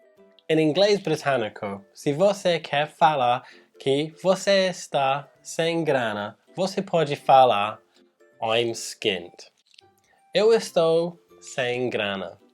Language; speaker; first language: Portuguese; non-native, fluent; English